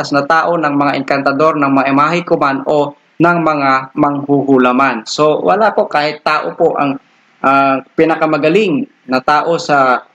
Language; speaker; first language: Filipino; non-native, local second language; Iloko